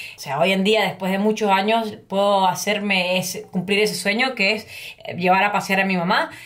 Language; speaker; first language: Spanish; native; Spanish